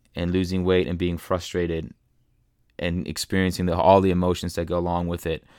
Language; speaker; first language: English; early bilingual, other home language; German